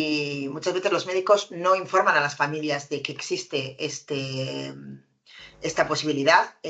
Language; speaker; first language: Spanish; native; Spanish